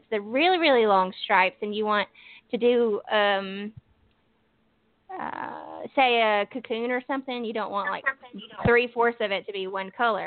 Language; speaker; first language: English; native; English